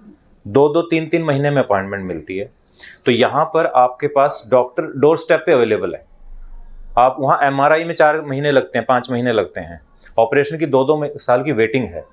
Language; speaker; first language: Hindi; native; Hindi